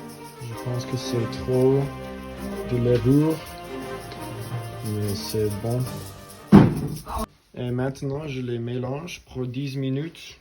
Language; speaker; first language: French; non-native, learner; English